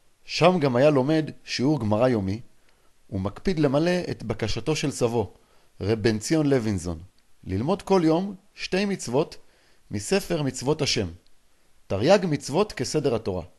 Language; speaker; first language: Hebrew; native; Hebrew